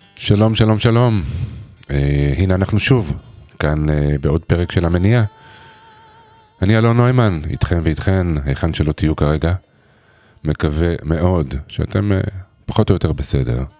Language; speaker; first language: Hebrew; native; Hebrew